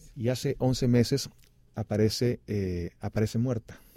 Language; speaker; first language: Spanish; native; Spanish